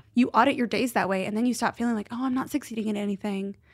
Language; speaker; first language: English; early bilingual, other home language; Spanish